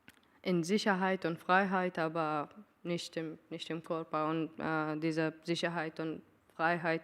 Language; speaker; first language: German; non-native, learner; Persian